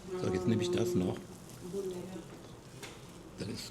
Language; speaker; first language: German; native; German